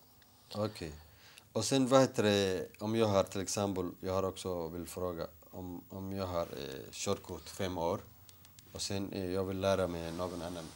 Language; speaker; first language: Swedish; non-native, learner; Somali